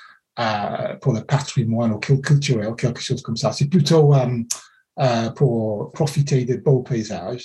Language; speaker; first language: French; non-native, fluent; English